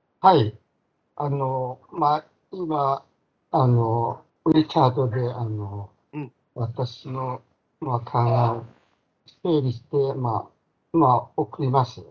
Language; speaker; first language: Japanese; non-native, fluent; Chinese